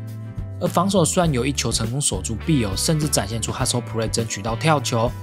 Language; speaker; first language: Chinese; native; Chinese